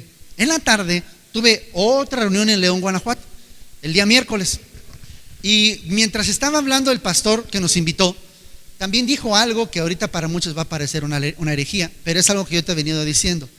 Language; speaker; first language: Spanish; native; Spanish